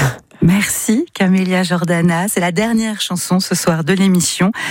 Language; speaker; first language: French; native; French